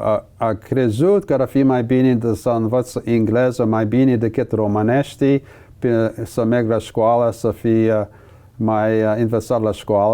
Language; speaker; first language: Romanian; early bilingual, heritage; English